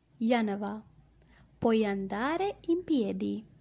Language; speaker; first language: Italian; non-native, fluent; Sinhala